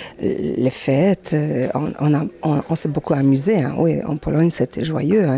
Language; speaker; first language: French; non-native, learner; Polish